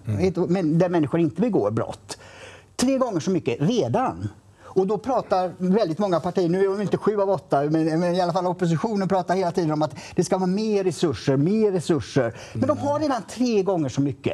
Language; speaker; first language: Swedish; native; Swedish